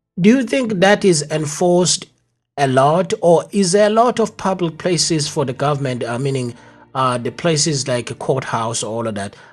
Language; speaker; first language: English; non-native, local second language; Zulu